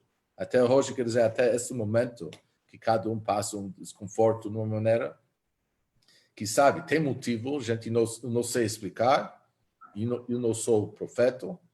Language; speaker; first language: Portuguese; non-native, fluent; Hebrew